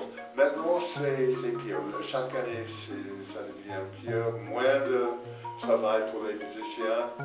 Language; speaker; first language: French; non-native, fluent; English